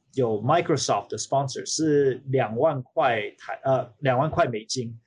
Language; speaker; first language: Chinese; early bilingual, heritage; Chinese